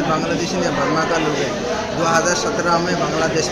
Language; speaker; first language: Hindi; non-native, learner; Rohingya